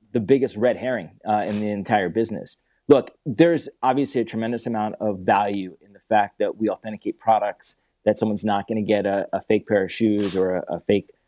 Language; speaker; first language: English; native; English